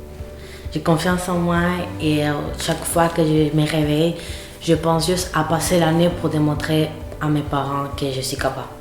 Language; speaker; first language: French; non-native, fluent; Spanish